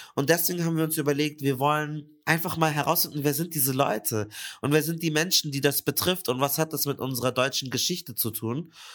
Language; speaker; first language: German; native; German